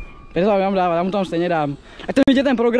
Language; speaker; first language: Czech; native; Czech